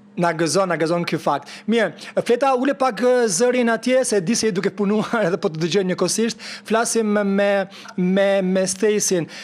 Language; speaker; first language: Albanian; native; Albanian